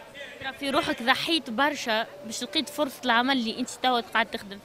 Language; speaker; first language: Arabic; native; Arabic